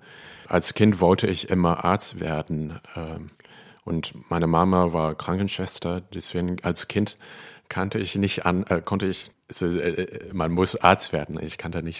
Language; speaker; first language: German; non-native, fluent; Cantonese